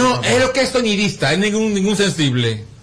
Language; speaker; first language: Spanish; native; Spanish